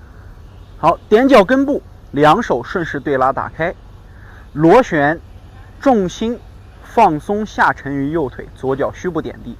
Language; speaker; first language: Chinese; native; Chinese